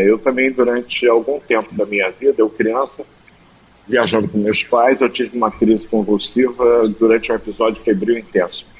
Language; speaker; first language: Portuguese; native; Portuguese